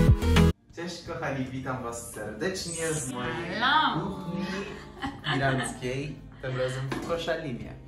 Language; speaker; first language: Polish; non-native, fluent; Persian